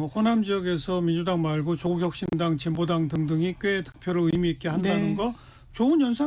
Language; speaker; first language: Korean; native; Korean